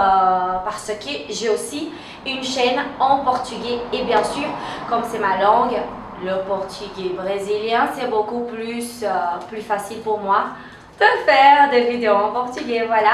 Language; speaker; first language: French; non-native, fluent; Portuguese